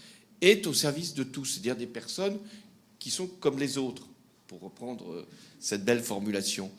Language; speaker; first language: French; native; French